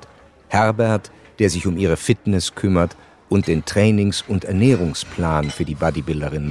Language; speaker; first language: German; native; German